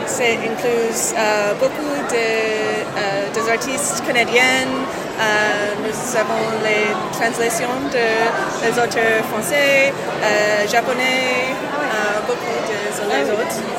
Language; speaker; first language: French; non-native, learner; English